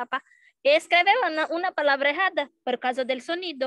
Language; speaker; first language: Spanish; non-native, learner; Portuguese